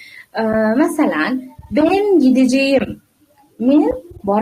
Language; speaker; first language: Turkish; non-native, fluent; Uzbek